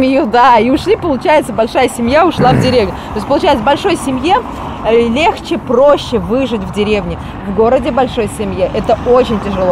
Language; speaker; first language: Russian; native; Russian